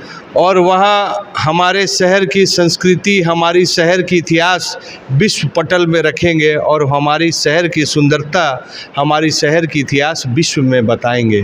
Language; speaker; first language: Hindi; native; Hindi